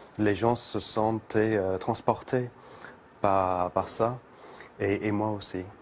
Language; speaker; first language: French; non-native, fluent; English